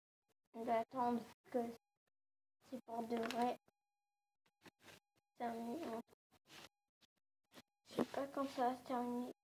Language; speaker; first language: French; native; French